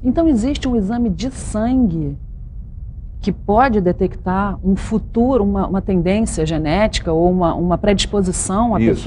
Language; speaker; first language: Portuguese; native; Portuguese